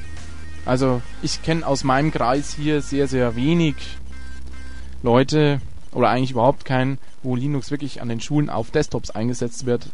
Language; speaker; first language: German; native; German